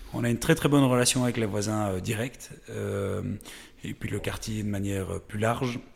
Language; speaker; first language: French; native; French